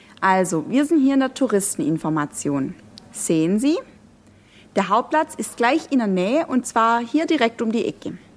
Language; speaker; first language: German; native; German